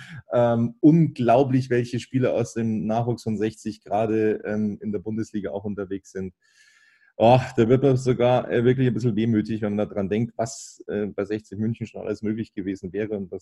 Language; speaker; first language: German; native; German